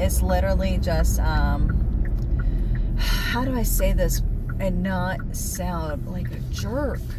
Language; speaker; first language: English; native; English